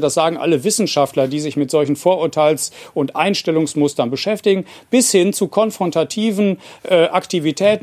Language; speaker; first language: German; native; German